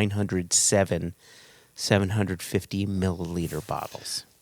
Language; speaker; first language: English; native; English